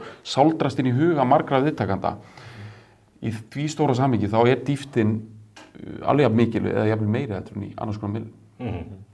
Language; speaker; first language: Icelandic; native; Icelandic